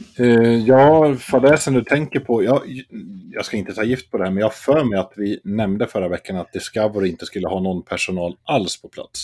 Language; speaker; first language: Swedish; native; Swedish